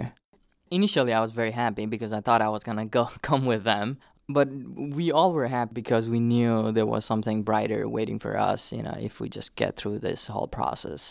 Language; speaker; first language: English; non-native, local second language; Nepali